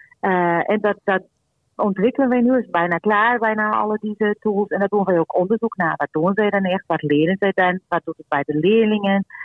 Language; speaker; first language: Dutch; non-native, fluent; Portuguese